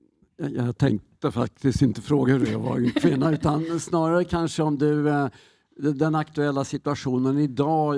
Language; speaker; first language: Swedish; native; Swedish